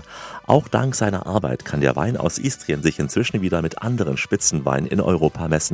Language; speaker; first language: German; native; German